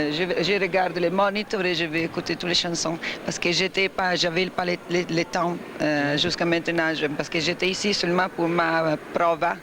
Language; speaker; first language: French; non-native, fluent; Italian